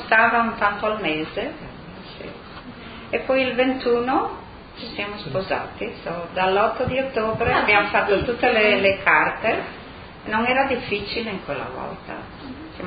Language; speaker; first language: Italian; non-native, local second language; Friulian